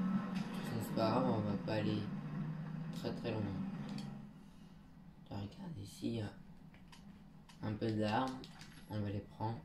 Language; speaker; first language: French; native; French